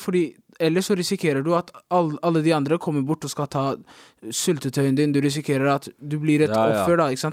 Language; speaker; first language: Norwegian; native; Norwegian